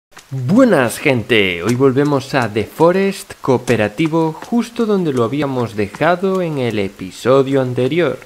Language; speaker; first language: Spanish; native; Spanish